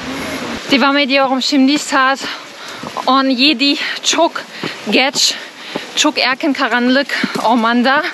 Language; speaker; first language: Turkish; non-native, learner; German